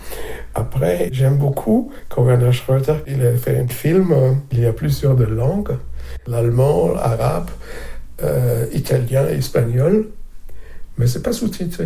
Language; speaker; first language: French; non-native, fluent; German